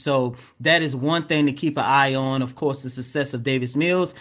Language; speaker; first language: English; native; English